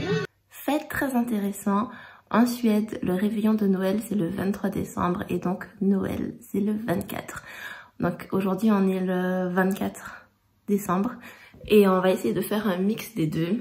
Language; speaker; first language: French; native; French